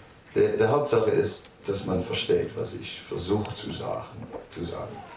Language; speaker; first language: German; non-native, fluent; Dutch